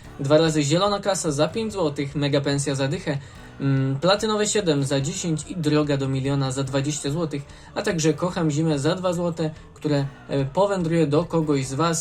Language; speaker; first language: Polish; native; Polish